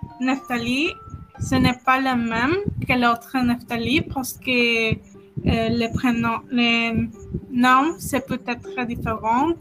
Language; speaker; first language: French; non-native, learner; Spanish